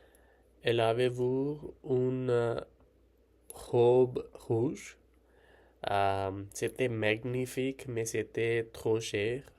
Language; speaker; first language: French; non-native, learner; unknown